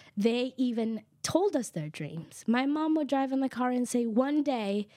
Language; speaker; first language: English; early bilingual, other home language; Kʼicheʼ